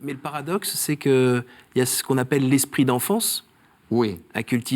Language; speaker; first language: French; native; French